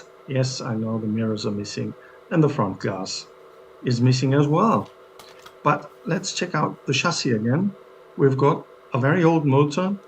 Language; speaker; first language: English; non-native, fluent; German